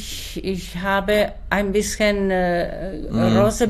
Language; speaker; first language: German; non-native, learner; Czech